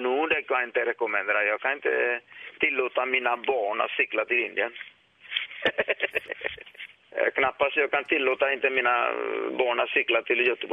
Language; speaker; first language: Swedish; non-native, fluent; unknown